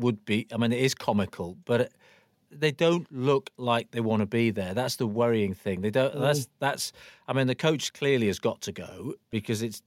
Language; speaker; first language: English; native; English